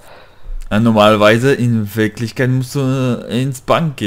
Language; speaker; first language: German; non-native, fluent; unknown